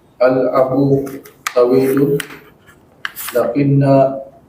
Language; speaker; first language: Arabic; non-native, learner; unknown